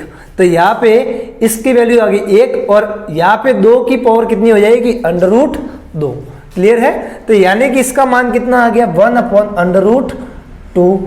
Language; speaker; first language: Hindi; native; Hindi